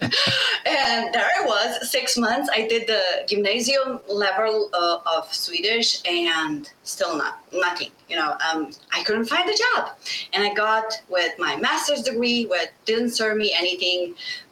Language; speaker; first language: English; non-native, fluent; Bosnian